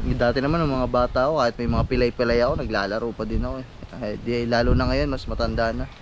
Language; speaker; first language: Filipino; native; Filipino